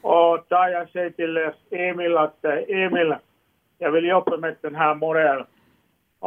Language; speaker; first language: Swedish; non-native, local second language; Finnish